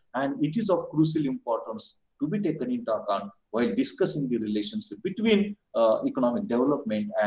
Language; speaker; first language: English; non-native, local second language; Marathi